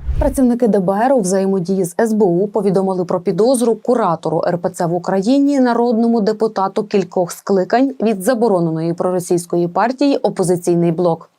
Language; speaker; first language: Ukrainian; native; Ukrainian